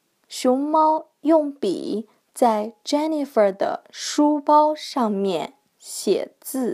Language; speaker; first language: Chinese; non-native, learner; English